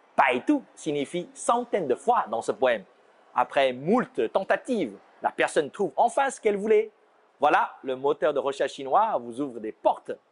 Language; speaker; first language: French; non-native, fluent; Chinese